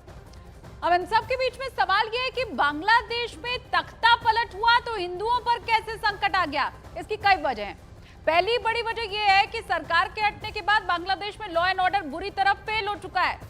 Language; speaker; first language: Hindi; native; Hindi